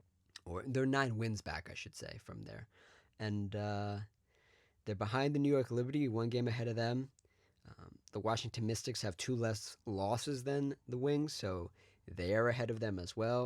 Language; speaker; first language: English; native; English